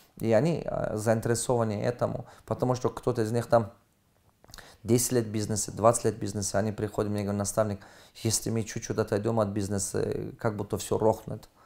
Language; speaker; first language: Russian; non-native, fluent; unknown